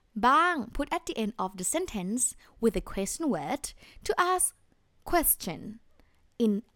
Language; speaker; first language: English; non-native, fluent; Thai